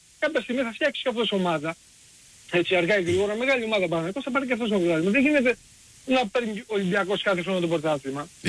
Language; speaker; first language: Greek; early bilingual, heritage; Greek